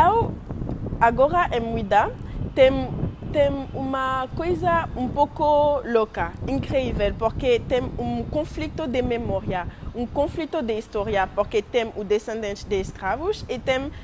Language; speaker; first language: Portuguese; non-native, learner; French